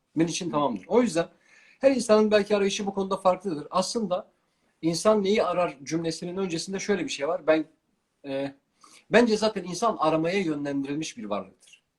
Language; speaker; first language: Turkish; non-native, local second language; Kurdish